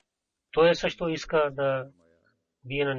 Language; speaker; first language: Bulgarian; non-native, learner; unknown